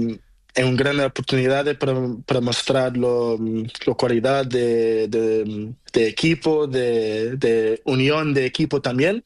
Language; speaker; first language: Spanish; non-native, learner; Portuguese